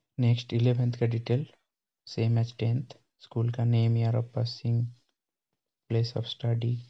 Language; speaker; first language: Hindi; non-native, local second language; Bangla